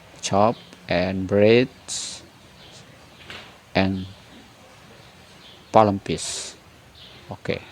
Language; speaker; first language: English; non-native, learner; Indonesian